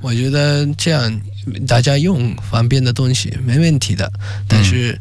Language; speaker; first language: Chinese; non-native, fluent; Japanese